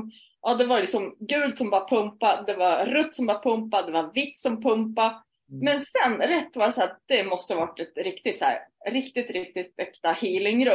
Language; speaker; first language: Swedish; native; Swedish